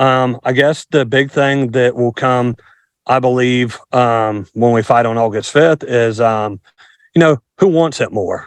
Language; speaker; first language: English; native; English